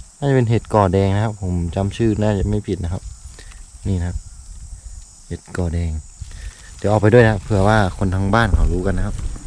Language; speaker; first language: Thai; non-native, local second language; Karen languages